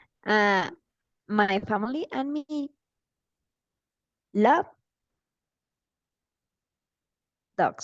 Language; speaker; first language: English; non-native, learner; Spanish